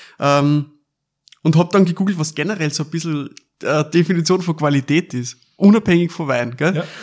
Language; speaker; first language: German; native; German